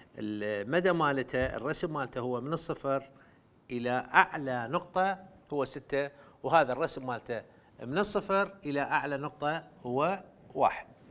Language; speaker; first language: Arabic; non-native, local second language; Central Kurdish